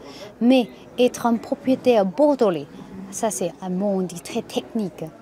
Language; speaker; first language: French; non-native, fluent; Chinese